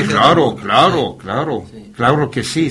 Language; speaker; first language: Spanish; non-native, learner; French